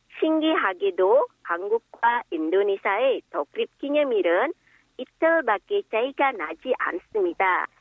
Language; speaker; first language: Korean; non-native, fluent; Indonesian